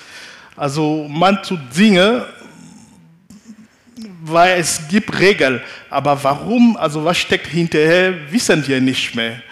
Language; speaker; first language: German; non-native, fluent; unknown